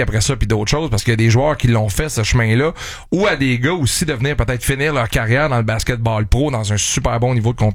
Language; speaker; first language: French; native; French